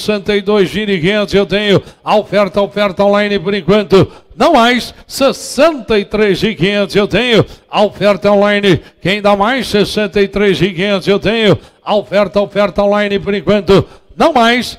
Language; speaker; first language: Portuguese; native; Portuguese